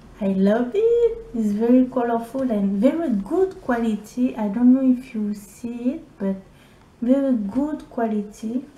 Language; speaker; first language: English; non-native, learner; French